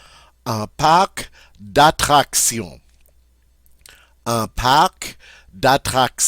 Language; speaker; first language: French; non-native, fluent; English